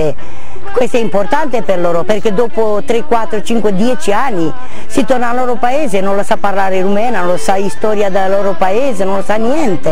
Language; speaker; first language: Italian; non-native, learner; Romanian